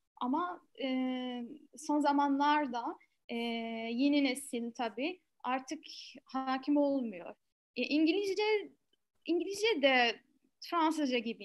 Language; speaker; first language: Turkish; non-native, fluent; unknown